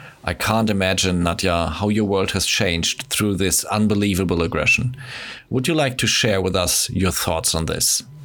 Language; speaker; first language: English; non-native, fluent; German